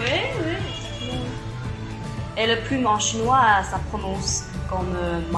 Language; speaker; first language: French; non-native, fluent; Chinese